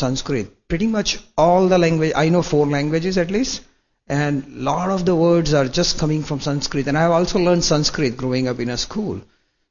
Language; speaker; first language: English; non-native, local second language; Gujarati